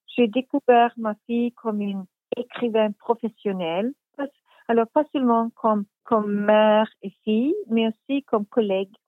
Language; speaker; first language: French; non-native, fluent; Swedish